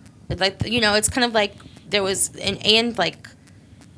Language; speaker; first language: English; native; English